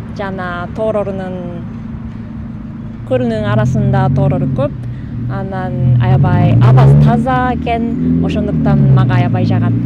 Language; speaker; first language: Kyrgyz; non-native, learner; Japanese